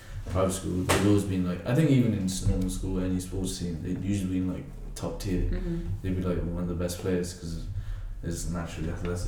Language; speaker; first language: English; native; English